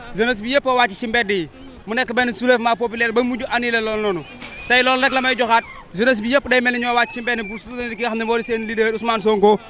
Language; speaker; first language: Wolof; native; Wolof